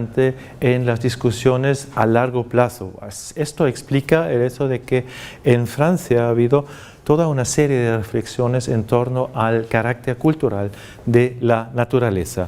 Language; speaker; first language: Spanish; non-native, fluent; German